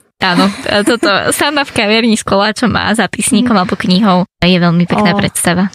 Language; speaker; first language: Slovak; native; Slovak